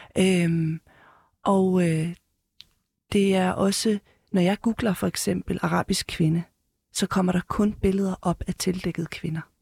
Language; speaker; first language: Danish; early bilingual, heritage; Danish